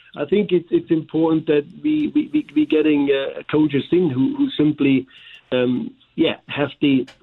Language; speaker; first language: English; non-native, fluent; German